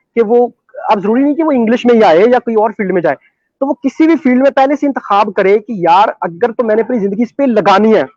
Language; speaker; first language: Hindi; non-native, local second language; Punjabi